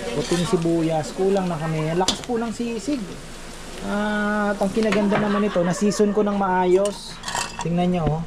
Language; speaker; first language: Filipino; native; Filipino